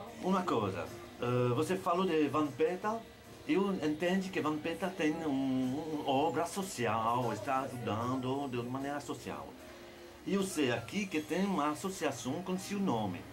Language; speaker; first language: Portuguese; non-native, learner; French